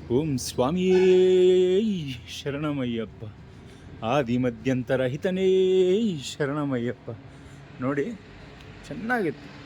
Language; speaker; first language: Kannada; non-native, local second language; Telugu